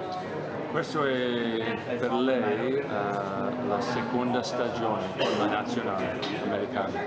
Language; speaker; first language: Italian; non-native, fluent; English